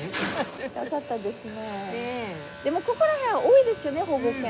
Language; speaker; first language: Japanese; non-native, fluent; French